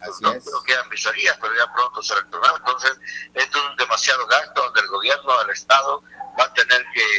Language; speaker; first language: Spanish; native; Spanish